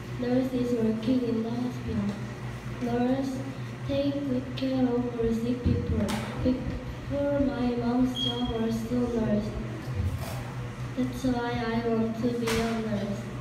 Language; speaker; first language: English; non-native, learner; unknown